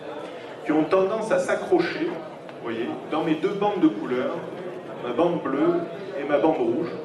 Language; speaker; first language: French; native; French